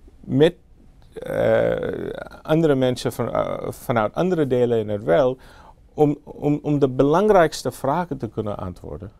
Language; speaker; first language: Dutch; non-native, fluent; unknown